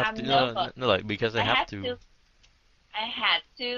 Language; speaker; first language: English; early bilingual, heritage; Vietnamese